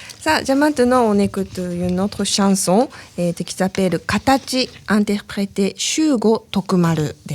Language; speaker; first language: French; non-native, learner; Japanese